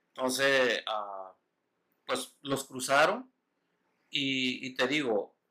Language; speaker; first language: Spanish; native; Spanish